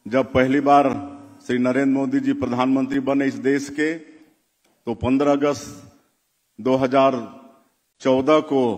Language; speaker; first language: Hindi; native; Hindi